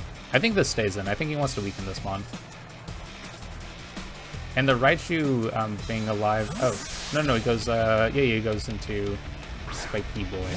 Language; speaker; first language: English; native; English